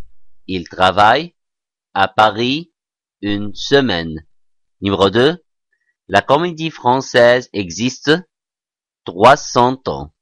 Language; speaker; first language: French; non-native, fluent; Arabic